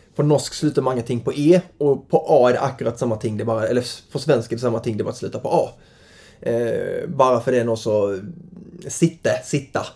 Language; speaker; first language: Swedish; native; Swedish